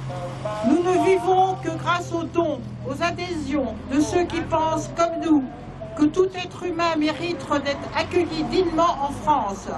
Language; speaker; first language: French; native; French